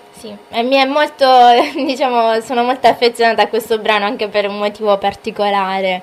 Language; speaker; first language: Italian; native; Italian